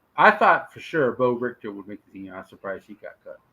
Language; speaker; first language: English; native; English